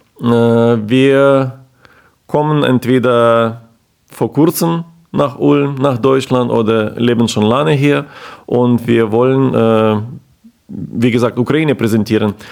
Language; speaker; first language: German; non-native, fluent; Ukrainian